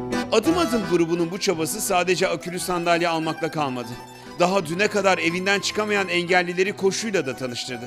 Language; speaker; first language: Turkish; native; Turkish